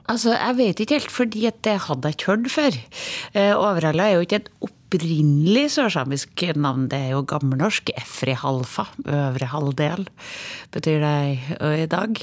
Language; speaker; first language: Norwegian; native; Norwegian